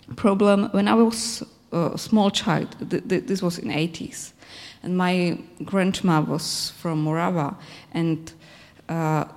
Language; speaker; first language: English; non-native, fluent; Czech